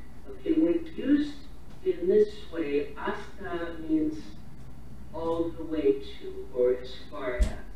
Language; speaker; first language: English; native; English